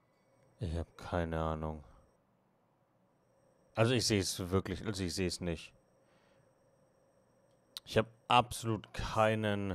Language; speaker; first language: German; native; German